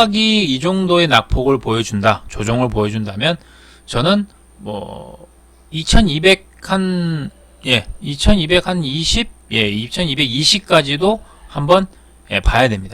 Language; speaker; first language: Korean; native; Korean